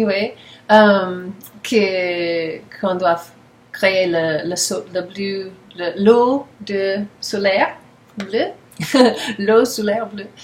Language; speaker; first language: French; non-native, learner; English